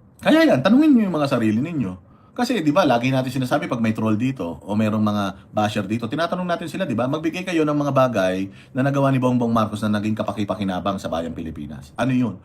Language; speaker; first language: Filipino; non-native, local second language; Iloko